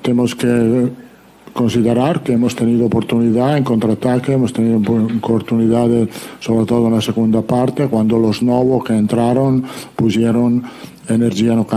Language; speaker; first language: Spanish; non-native, fluent; Italian